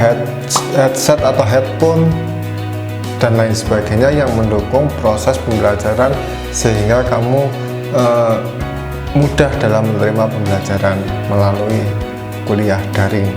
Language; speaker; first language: Indonesian; native; Indonesian